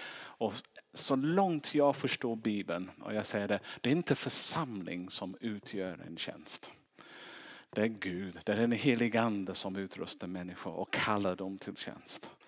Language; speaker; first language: Swedish; non-native, fluent; English